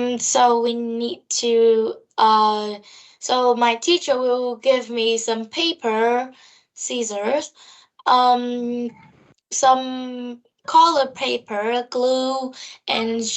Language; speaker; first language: English; non-native, learner; Vietnamese